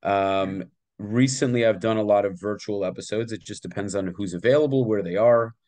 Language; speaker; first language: English; native; English